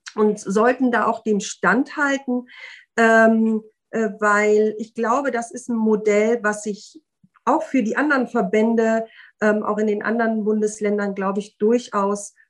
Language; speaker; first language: German; native; German